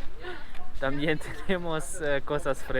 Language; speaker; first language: Spanish; non-native, learner; German